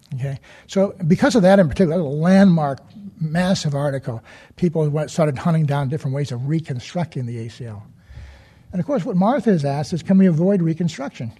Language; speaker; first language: English; native; English